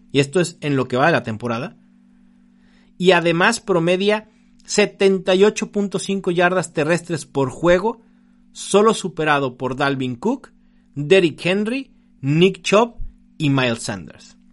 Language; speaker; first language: Spanish; native; Spanish